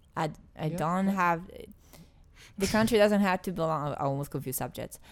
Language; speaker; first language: English; non-native, fluent; Italian